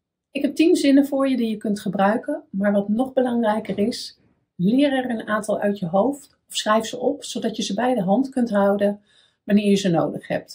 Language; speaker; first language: Dutch; native; Dutch